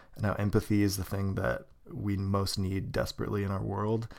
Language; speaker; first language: English; native; English